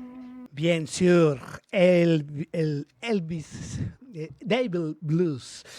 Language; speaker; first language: French; non-native, learner; Spanish